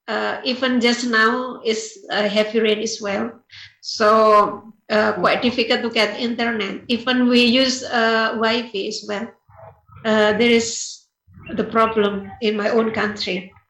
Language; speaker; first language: English; non-native, learner; Indonesian